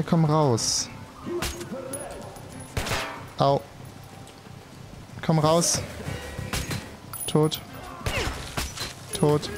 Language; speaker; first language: German; native; German